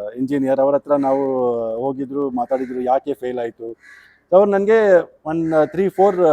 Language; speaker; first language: Kannada; non-native, local second language; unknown